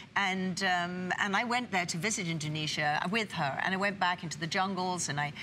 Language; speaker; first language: English; native; English